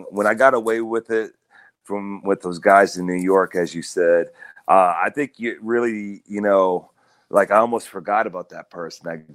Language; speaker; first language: English; native; English